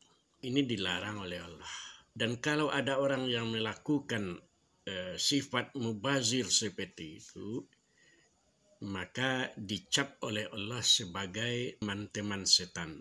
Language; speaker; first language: Indonesian; non-native, local second language; Minangkabau